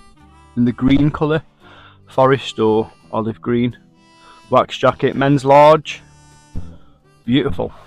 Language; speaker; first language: English; native; English